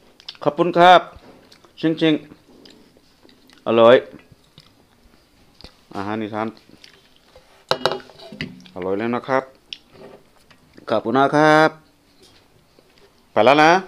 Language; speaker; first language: Thai; non-native, learner; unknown